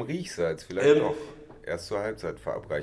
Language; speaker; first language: German; native; German